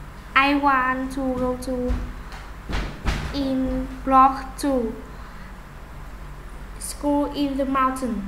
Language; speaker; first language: English; non-native, learner; Vietnamese